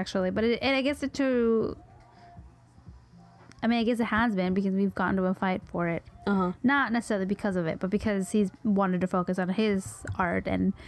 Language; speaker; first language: English; early bilingual, other home language; Spanish